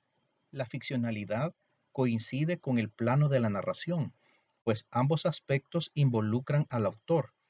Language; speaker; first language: Spanish; native; Spanish